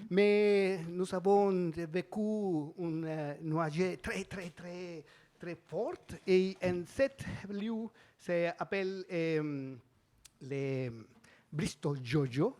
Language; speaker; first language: French; non-native, fluent; Spanish